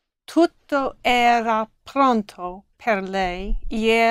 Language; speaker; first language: Italian; non-native, learner; English